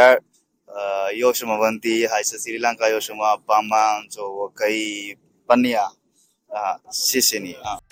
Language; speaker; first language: Chinese; non-native, learner; Sinhala